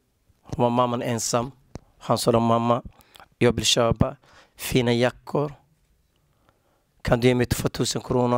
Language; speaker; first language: Swedish; non-native, learner; Somali